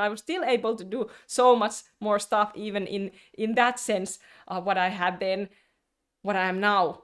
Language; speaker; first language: English; non-native, fluent; Finnish